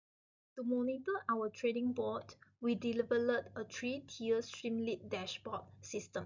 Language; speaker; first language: English; non-native, local second language; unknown